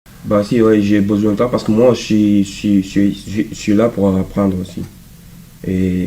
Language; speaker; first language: French; non-native, local second language; Wolof